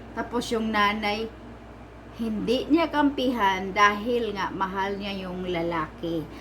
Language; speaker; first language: Filipino; non-native, local second language; Cebuano